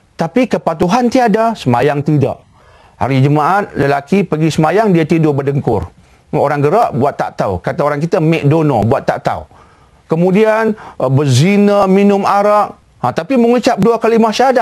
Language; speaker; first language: Malay; native; Malay